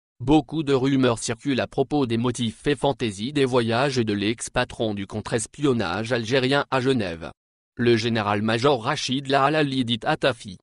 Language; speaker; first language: French; non-native, local second language; Arabic